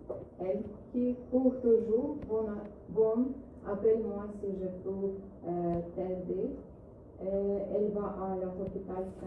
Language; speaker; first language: French; non-native, learner; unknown